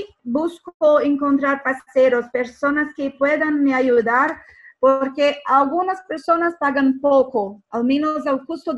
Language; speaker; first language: Spanish; non-native, fluent; Portuguese